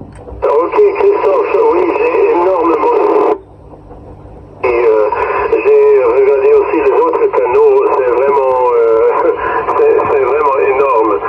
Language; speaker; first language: French; non-native, fluent; German